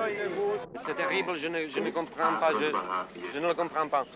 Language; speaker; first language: French; non-native, learner; Czech